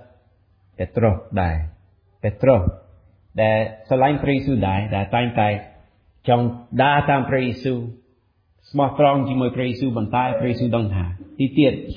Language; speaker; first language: Khmer; non-native, fluent; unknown